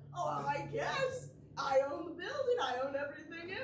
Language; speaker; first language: English; native; English